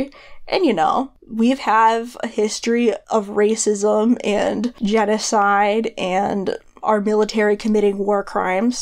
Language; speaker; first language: English; native; English